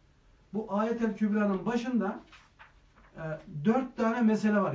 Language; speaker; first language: Turkish; native; Turkish